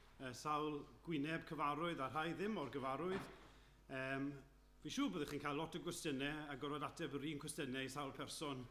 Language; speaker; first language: Welsh; native; Welsh